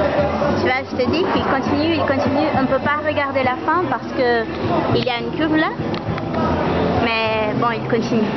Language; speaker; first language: French; non-native, learner; Portuguese